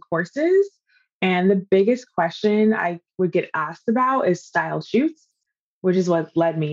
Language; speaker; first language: English; native; English